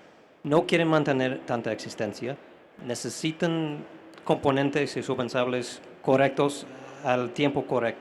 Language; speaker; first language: Spanish; non-native, fluent; English